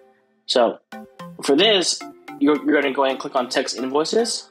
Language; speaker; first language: English; native; English